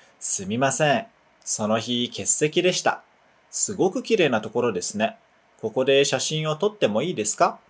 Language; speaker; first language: Japanese; non-native, fluent; Portuguese